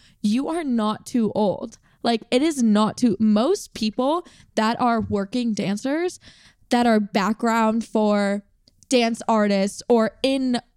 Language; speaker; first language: English; native; English